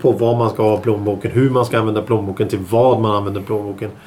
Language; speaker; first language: Swedish; native; Swedish